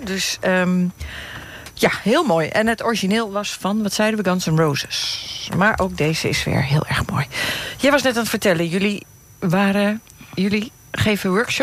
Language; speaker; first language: Dutch; native; Dutch